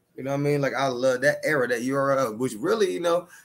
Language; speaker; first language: English; native; English